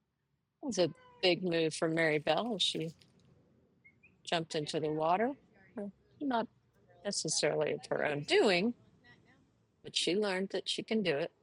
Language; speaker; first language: English; native; English